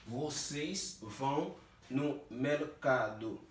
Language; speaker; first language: Portuguese; non-native, fluent; Haitian Creole